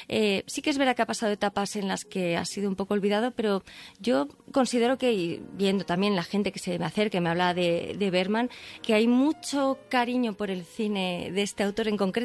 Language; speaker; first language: Spanish; native; Spanish